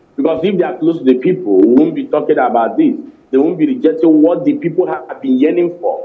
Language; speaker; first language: English; non-native, local second language; Igbo